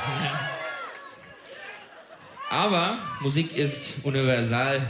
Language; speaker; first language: German; non-native, learner; Turkish